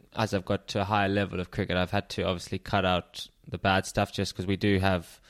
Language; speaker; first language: English; native; English